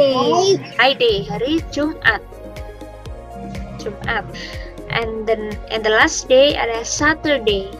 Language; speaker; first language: English; non-native, learner; Indonesian